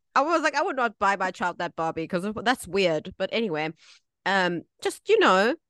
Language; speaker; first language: English; native; English